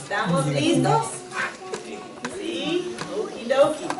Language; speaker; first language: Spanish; non-native, learner; English